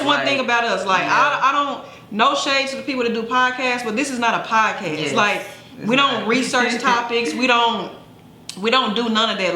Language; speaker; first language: English; native; English